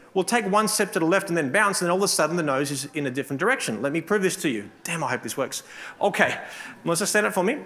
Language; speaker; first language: English; native; English